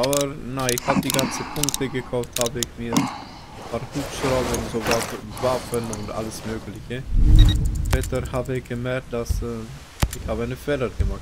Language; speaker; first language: German; non-native, fluent; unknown